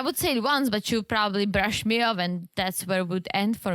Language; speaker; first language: English; native; English